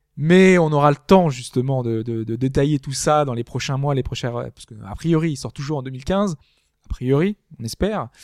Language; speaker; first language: French; native; French